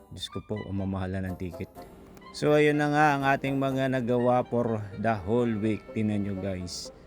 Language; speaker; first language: Filipino; native; Filipino